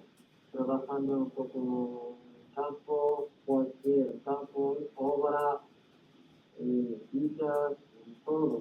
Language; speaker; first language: Spanish; non-native, learner; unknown